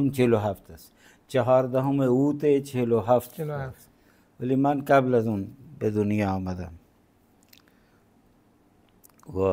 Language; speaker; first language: Persian; non-native, fluent; Punjabi